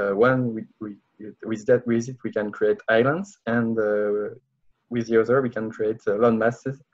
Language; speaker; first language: English; non-native, learner; French